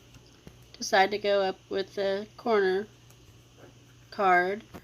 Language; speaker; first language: English; native; English